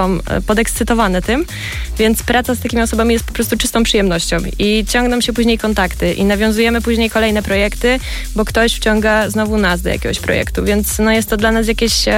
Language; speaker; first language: Polish; native; Polish